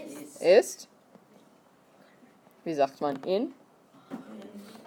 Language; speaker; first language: German; non-native, fluent; English